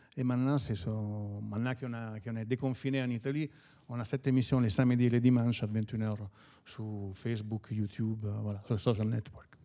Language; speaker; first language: French; non-native, fluent; Italian